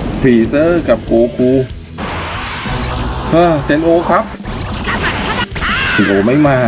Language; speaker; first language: Thai; native; Thai